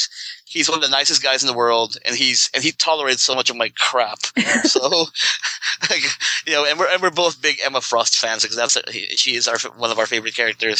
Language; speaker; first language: English; non-native, local second language; Filipino